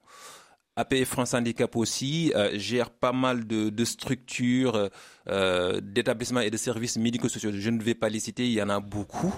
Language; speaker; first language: French; non-native, local second language; Wolof